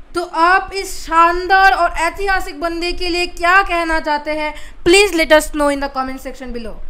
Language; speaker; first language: Hindi; non-native, local second language; Assamese